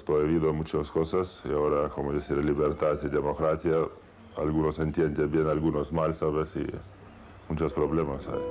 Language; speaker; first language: Spanish; non-native, learner; Lithuanian